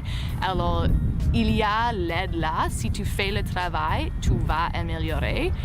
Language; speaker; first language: French; non-native, fluent; English